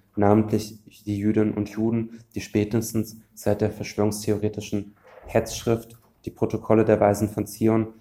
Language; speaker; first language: German; native; German